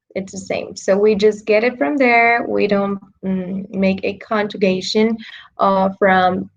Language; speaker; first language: English; non-native, fluent; Spanish